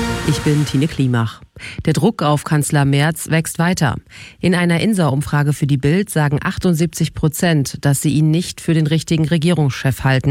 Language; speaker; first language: German; native; German